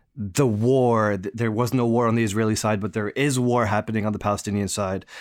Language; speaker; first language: English; native; English